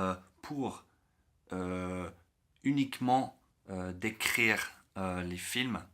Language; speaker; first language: French; non-native, learner; English